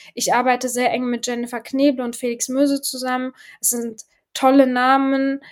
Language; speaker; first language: German; early bilingual, other home language; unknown